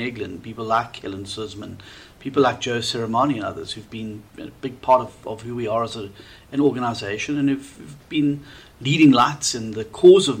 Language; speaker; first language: English; native; English